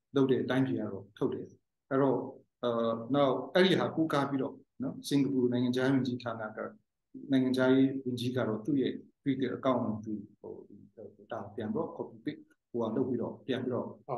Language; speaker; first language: Burmese; non-native, local second language; Hakha Chin